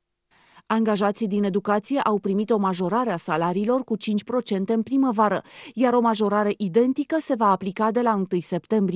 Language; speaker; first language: Romanian; native; Romanian